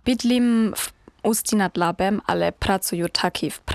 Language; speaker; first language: Czech; non-native, learner; German